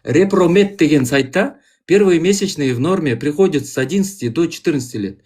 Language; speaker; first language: Russian; non-native, local second language; Kazakh